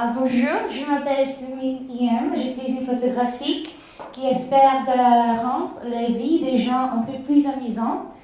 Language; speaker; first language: French; early bilingual, other home language; Korean